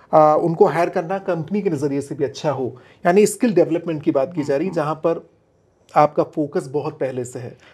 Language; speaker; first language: Hindi; native; Hindi